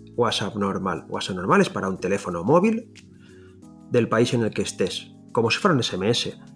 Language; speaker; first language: Spanish; non-native, local second language; Catalan